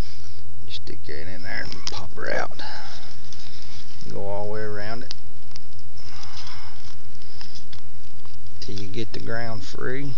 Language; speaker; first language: English; native; English